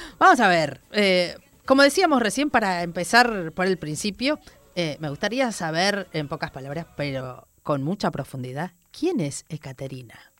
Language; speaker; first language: Spanish; native; Spanish